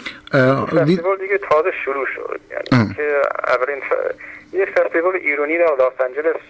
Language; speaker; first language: Persian; early bilingual, heritage; Persian